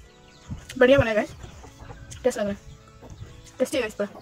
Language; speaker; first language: Hindi; non-native, local second language; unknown